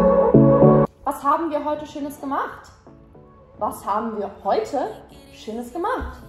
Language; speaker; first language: German; non-native, learner; English